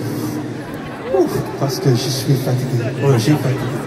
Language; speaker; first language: French; non-native, learner; English